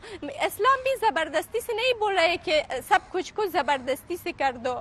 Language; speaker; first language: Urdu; non-native, learner; Pashto